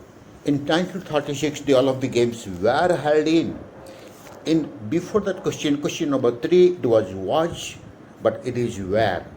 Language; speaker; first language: English; non-native, local second language; Odia